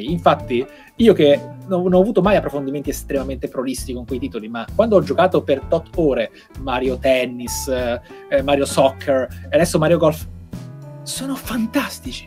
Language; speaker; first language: Italian; native; Italian